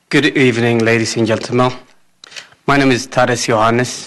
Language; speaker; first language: English; non-native, fluent; Amharic